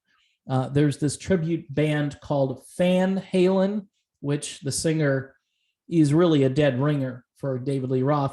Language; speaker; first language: English; native; English